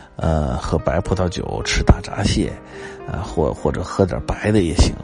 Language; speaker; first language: Chinese; native; Chinese